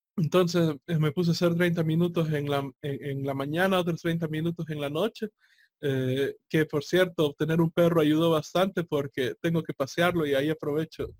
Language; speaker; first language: Spanish; native; Spanish